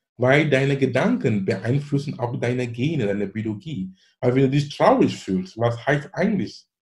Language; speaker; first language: German; non-native, fluent; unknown